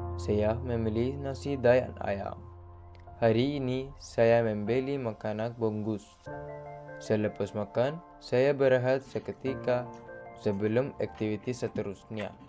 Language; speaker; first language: Malay; non-native, learner; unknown